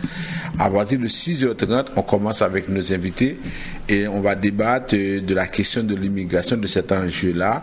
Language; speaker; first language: French; native; French